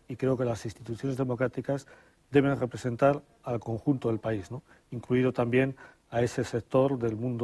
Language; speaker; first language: Spanish; native; Spanish